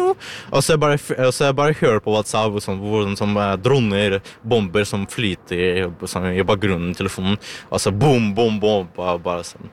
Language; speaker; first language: Norwegian; non-native, learner; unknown